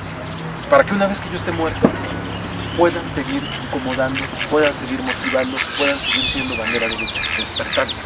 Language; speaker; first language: Spanish; native; Spanish